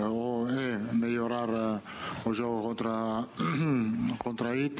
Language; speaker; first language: Portuguese; non-native, learner; Italian